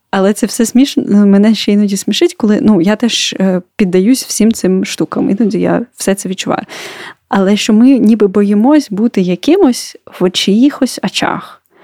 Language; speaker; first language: Ukrainian; non-native, local second language; Russian